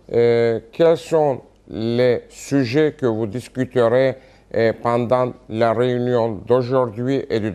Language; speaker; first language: French; non-native, fluent; Turkish